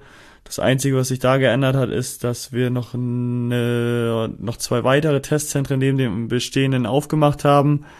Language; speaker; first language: German; native; German